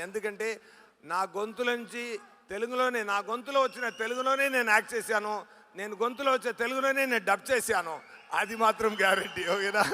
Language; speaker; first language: Telugu; non-native, learner; Tamil